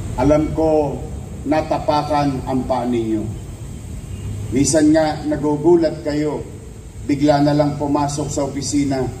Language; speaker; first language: Filipino; native; Filipino